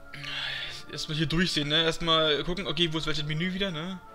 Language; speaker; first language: German; native; German